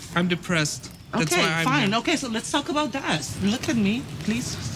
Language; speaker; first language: English; early bilingual, other home language; Persian